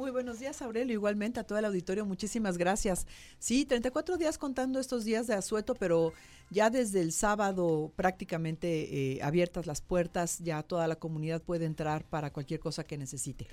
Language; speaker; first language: Spanish; native; Spanish